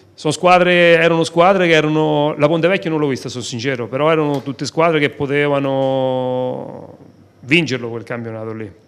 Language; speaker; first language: Italian; native; Italian